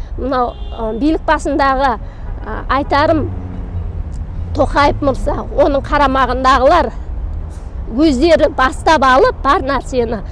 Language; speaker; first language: Kazakh; native; Kazakh